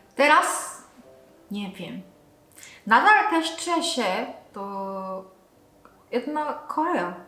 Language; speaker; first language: Polish; non-native, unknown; Korean